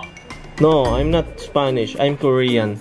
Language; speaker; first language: English; non-native, local second language; Filipino